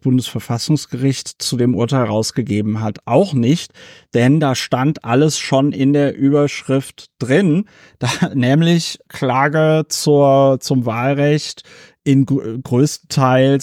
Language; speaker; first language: German; native; German